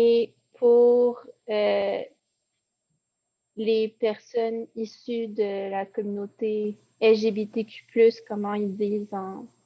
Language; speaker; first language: French; native; French